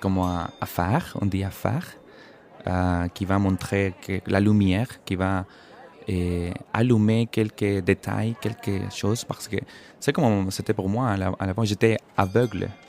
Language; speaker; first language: French; non-native, fluent; Spanish